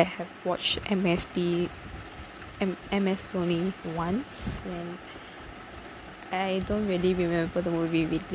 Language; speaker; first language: English; non-native, local second language; Tamil